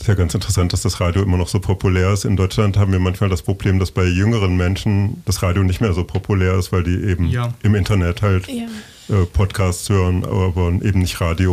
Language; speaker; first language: German; native; German